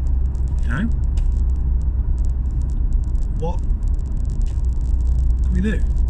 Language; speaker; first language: English; native; English